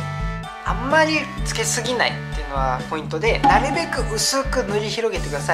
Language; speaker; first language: Japanese; non-native, fluent; Korean